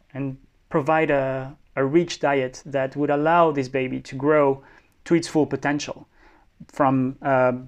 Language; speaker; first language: English; non-native, fluent; Spanish